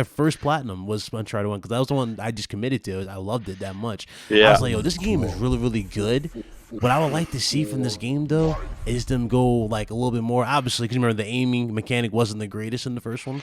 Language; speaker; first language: English; native; English